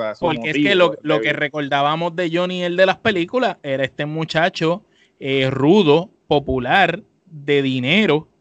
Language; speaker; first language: Spanish; native; Spanish